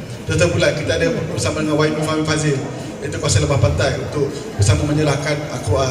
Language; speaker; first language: Malay; native; Malay